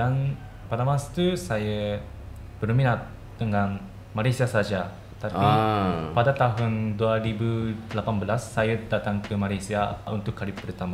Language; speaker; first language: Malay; non-native, fluent; Japanese